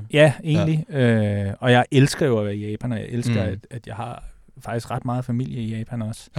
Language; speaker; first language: Danish; native; Danish